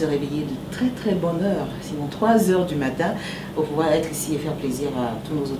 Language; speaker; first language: French; native; French